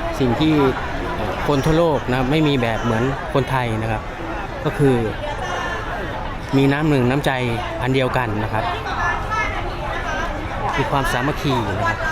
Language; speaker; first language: Thai; native; Thai